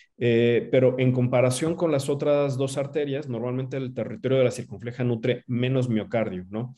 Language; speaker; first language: Spanish; native; Spanish